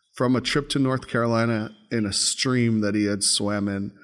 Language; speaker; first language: English; native; English